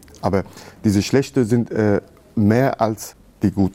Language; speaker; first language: German; early bilingual, other home language; Turkish